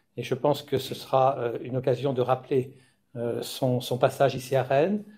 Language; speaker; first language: French; native; French